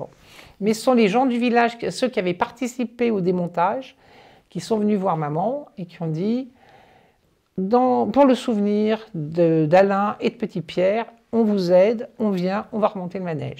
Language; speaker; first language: French; native; French